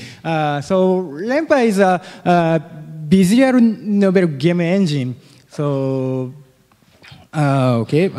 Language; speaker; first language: English; non-native, learner; Japanese